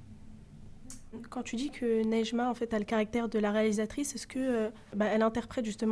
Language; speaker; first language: French; native; French